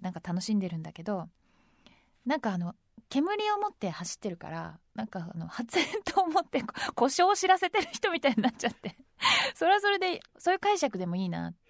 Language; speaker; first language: Japanese; native; Japanese